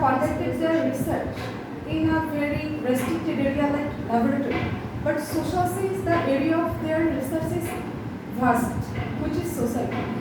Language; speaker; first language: English; non-native, fluent; Bangla